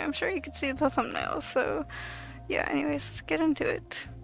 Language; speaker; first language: English; native; English